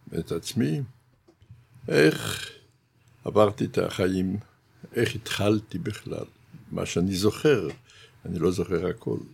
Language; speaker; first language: Hebrew; non-native, fluent; Yiddish